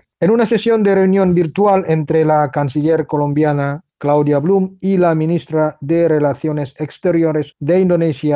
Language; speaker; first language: Spanish; non-native, fluent; Indonesian